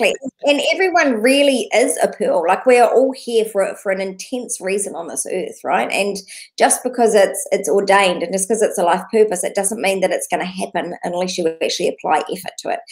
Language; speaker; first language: English; native; English